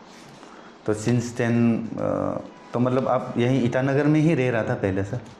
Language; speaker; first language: Hindi; non-native, local second language; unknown